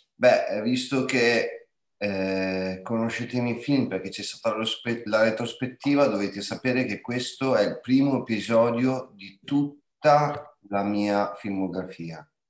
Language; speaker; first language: Italian; native; Italian